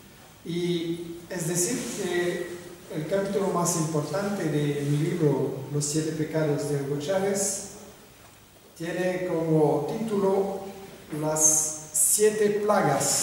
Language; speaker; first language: Spanish; non-native, fluent; French